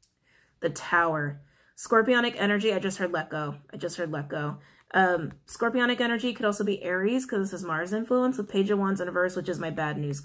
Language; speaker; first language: English; native; English